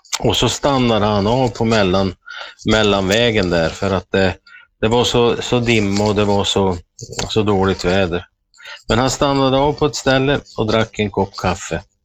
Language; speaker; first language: Swedish; native; Swedish